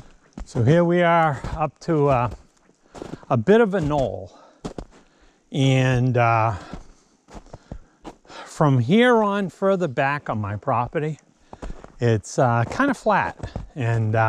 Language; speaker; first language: English; native; English